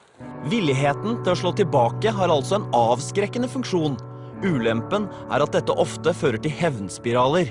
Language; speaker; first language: Norwegian; native; Norwegian